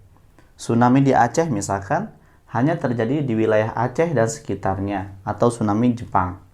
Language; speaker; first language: Indonesian; native; Indonesian